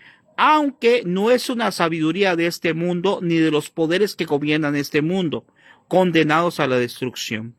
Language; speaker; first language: Spanish; native; Spanish